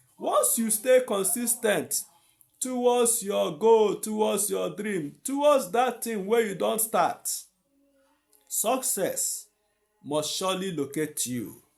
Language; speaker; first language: Nigerian Pidgin; non-native, local second language; Igbo